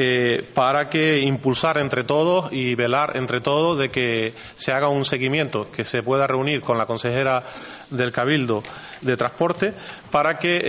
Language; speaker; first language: Spanish; native; Spanish